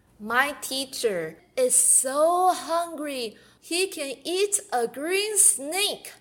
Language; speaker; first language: English; non-native, fluent; Chinese